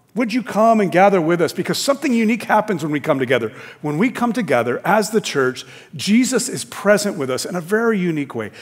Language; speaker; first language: English; native; English